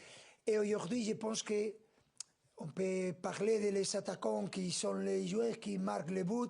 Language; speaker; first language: French; non-native, fluent; Spanish